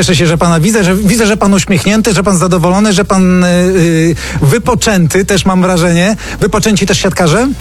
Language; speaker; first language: Polish; native; Polish